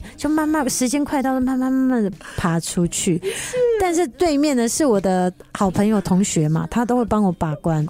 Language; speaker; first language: Chinese; native; Chinese